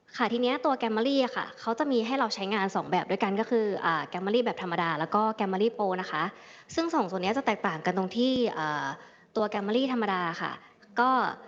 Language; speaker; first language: Thai; native; Thai